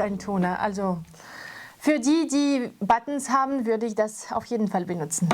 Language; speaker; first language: German; non-native, fluent; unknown